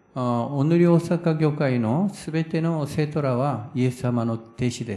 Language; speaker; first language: Japanese; non-native, fluent; Korean